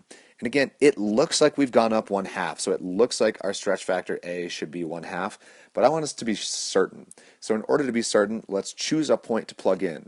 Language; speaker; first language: English; native; English